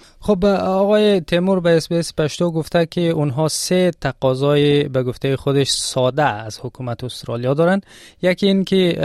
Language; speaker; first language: Persian; native; Persian